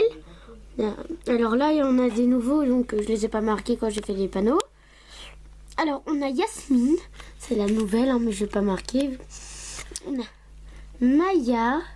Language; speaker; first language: French; native; French